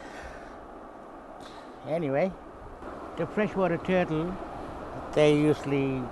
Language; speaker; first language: English; native; English